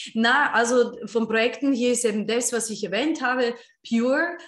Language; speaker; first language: German; non-native, fluent; Serbian